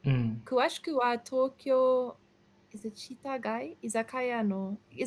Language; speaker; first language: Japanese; non-native, learner; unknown